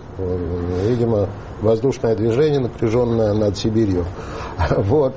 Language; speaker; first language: Russian; native; Russian